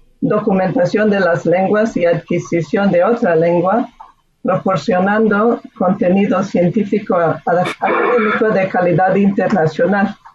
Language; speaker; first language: Spanish; non-native, fluent; English